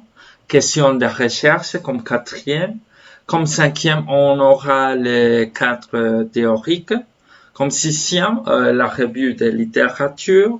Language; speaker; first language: French; non-native, fluent; Spanish